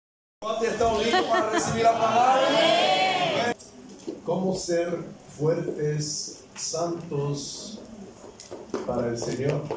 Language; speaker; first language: Spanish; non-native, fluent; Bulgarian